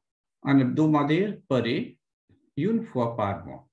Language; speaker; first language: French; non-native, fluent; Hindi